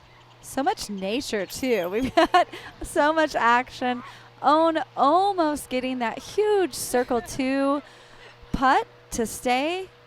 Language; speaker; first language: English; native; English